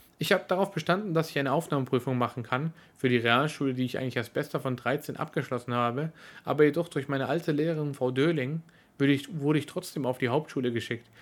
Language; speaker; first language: German; early bilingual, other home language; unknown